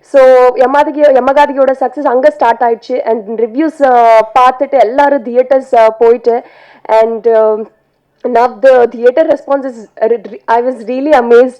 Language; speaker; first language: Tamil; non-native, learner; Telugu